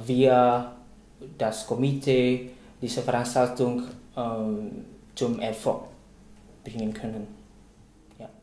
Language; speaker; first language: German; non-native, fluent; Indonesian